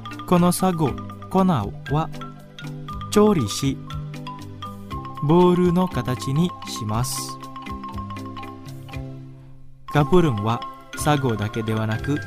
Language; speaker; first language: Japanese; non-native, fluent; Indonesian